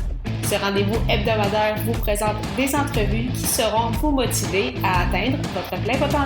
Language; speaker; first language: French; native; French